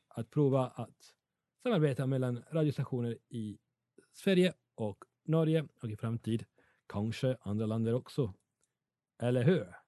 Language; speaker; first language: Swedish; non-native, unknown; Italian